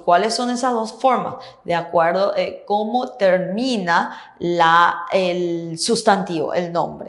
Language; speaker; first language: Spanish; native; Spanish